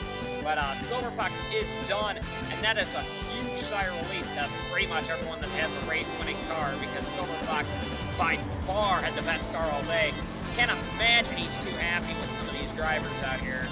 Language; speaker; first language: English; native; English